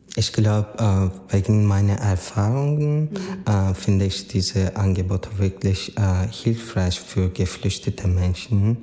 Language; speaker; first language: German; non-native, learner; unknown